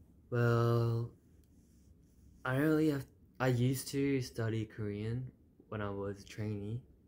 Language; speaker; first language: English; early bilingual, other home language; Korean